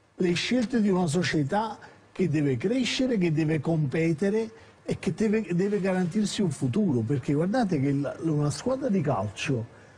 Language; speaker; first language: Italian; native; Italian